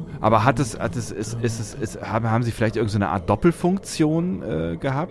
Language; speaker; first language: German; native; German